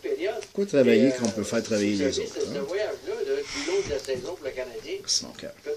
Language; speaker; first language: French; native; French